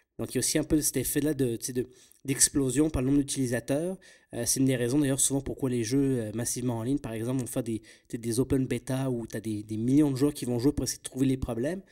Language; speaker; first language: French; native; French